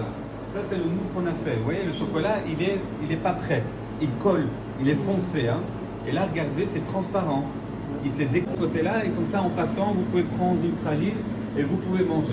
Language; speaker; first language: French; native; French